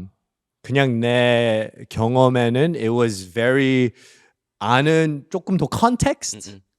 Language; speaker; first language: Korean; early bilingual, heritage; English